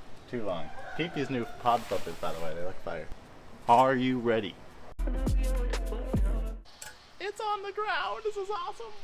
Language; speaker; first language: English; native; English